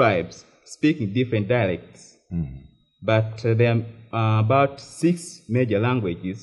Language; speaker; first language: English; non-native, local second language; Ganda